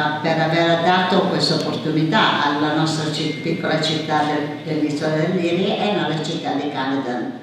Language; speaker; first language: Italian; early bilingual, heritage; English